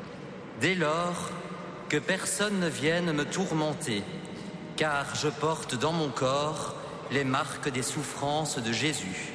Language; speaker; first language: French; native; French